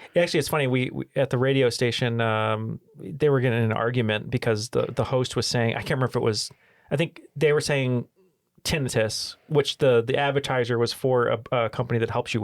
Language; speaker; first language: English; native; English